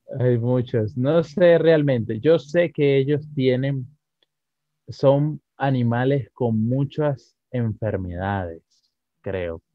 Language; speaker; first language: Spanish; native; Spanish